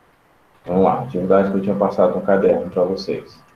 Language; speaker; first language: Portuguese; native; Portuguese